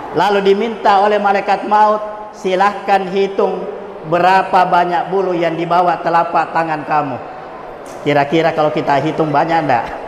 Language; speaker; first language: Indonesian; non-native, local second language; Buginese